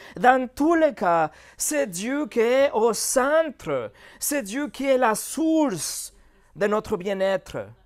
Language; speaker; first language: French; non-native, fluent; Spanish